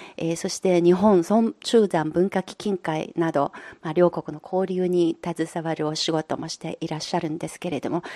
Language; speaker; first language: Japanese; non-native, fluent; Chinese